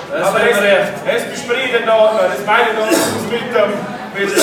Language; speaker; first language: German; native; German